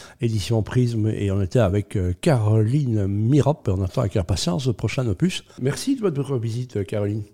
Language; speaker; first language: French; native; French